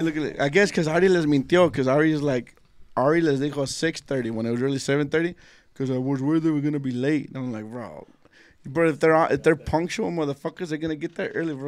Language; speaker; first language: English; early bilingual, other home language; Spanish